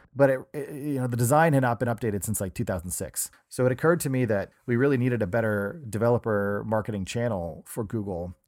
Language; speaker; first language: English; native; English